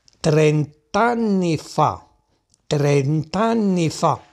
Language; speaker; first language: Italian; non-native, fluent; Arabic